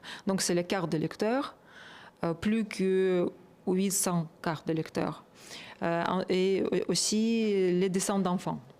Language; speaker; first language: French; non-native, fluent; Russian